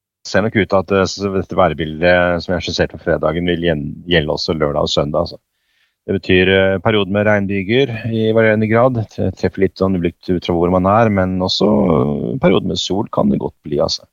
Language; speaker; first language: Norwegian; native; Norwegian